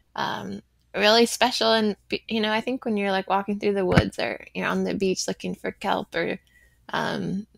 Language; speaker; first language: English; native; English